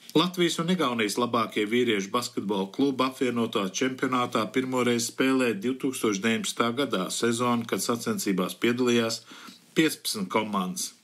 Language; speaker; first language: Latvian; early bilingual, heritage; Latvian